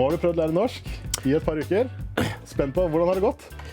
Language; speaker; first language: Norwegian; native; Norwegian